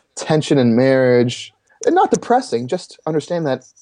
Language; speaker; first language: English; native; English